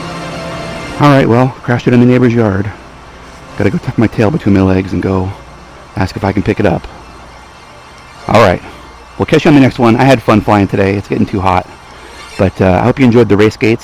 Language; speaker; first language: English; native; English